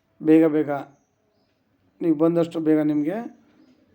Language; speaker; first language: Kannada; native; Kannada